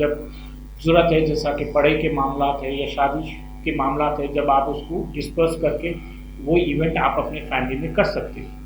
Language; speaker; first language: Hindi; non-native, local second language; Urdu